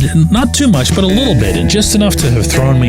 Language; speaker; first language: English; native; English